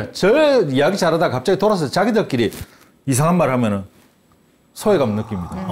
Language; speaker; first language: Korean; native; Korean